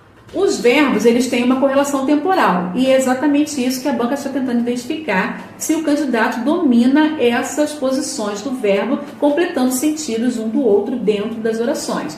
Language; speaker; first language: Portuguese; native; Portuguese